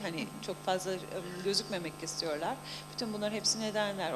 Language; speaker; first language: Turkish; native; Turkish